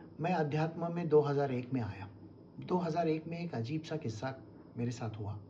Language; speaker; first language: Hindi; non-native, local second language; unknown